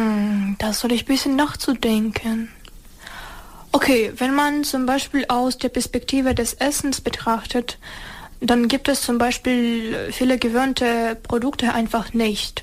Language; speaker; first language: German; non-native, learner; Ukrainian